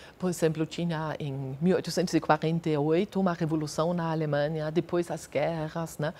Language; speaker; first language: Portuguese; non-native, fluent; German